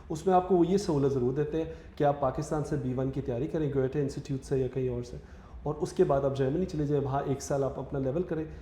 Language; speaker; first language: Urdu; native; Urdu